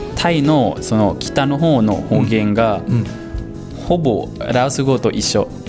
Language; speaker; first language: Japanese; non-native, fluent; Lao